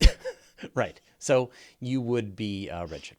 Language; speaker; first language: English; native; English